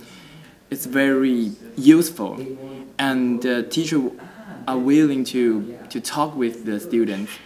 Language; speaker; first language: English; non-native, learner; Chinese